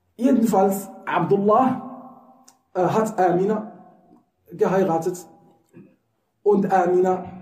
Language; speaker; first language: German; non-native, fluent; Arabic